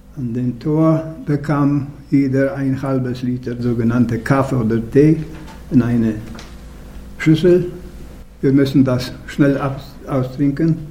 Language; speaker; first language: German; non-native, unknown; Polish